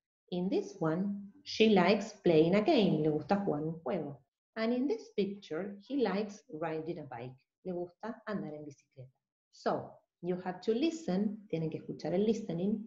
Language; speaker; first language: English; non-native, fluent; Spanish